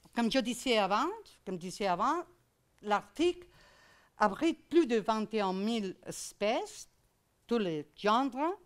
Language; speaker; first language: French; non-native, fluent; Spanish